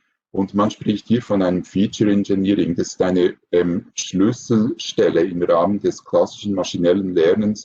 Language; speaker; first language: German; native; German